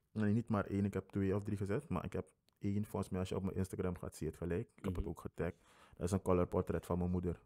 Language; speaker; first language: Dutch; native; Dutch